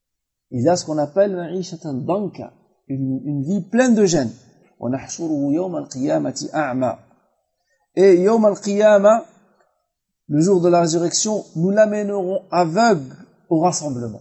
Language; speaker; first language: French; native; French